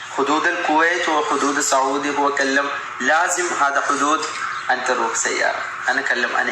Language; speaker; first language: Arabic; non-native, learner; Malayalam